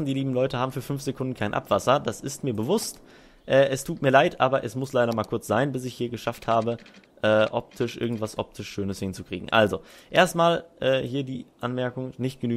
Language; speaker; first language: German; native; German